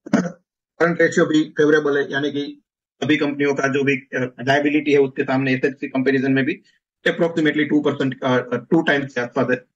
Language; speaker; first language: Hindi; non-native, local second language; Gujarati